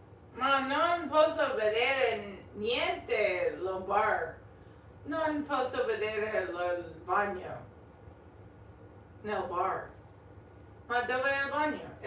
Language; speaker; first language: Italian; non-native, learner; English